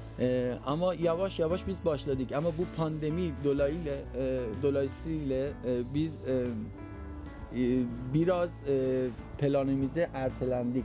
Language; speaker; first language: Turkish; non-native, fluent; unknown